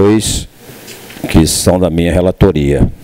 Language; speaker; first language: Portuguese; native; Portuguese